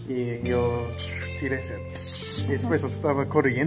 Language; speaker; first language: Spanish; non-native, learner; English